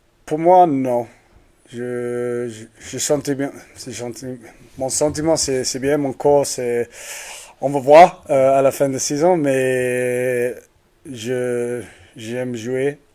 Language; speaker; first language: French; non-native, learner; English